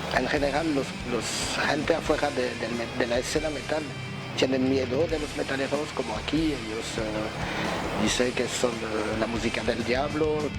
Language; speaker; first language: Spanish; non-native, learner; French